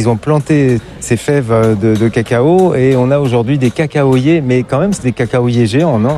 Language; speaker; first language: French; native; French